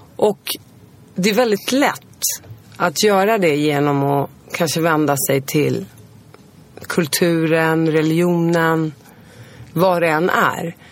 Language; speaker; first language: Swedish; early bilingual, other home language; Arabic